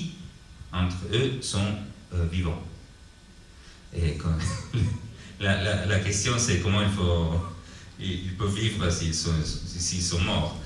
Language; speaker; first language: French; non-native, learner; Italian